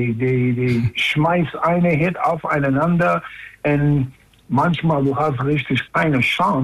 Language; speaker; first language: German; non-native, fluent; English